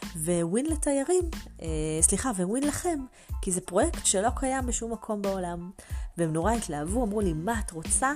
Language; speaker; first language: Hebrew; native; Hebrew